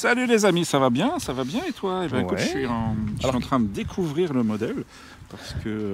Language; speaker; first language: French; native; French